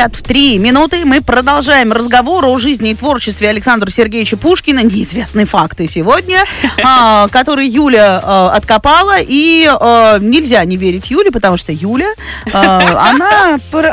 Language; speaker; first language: Russian; native; Russian